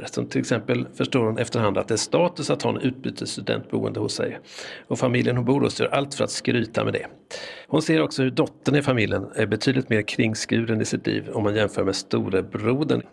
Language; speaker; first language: Swedish; native; Swedish